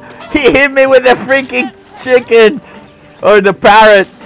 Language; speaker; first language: English; non-native, local second language; Spanish